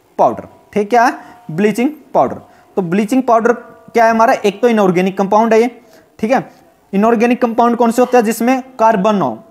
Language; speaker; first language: Hindi; native; Hindi